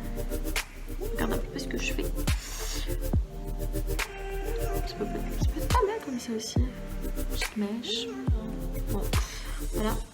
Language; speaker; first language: French; native; French